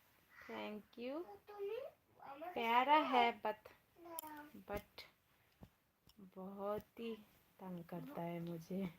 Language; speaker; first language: Hindi; non-native, local second language; Bangla